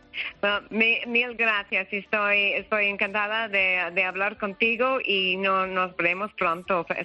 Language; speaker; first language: Spanish; non-native, learner; English